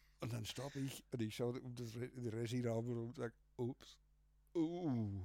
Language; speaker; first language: German; non-native, fluent; English